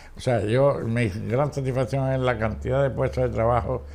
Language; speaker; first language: Spanish; native; Spanish